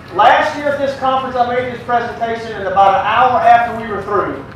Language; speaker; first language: English; native; English